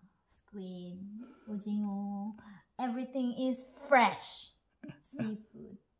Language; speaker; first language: English; non-native, local second language; Cebuano